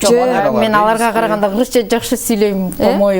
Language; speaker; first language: Kyrgyz; early bilingual, heritage; Kyrgyz